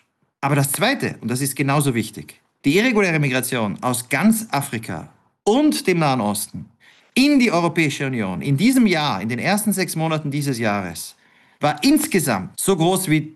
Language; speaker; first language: German; native; German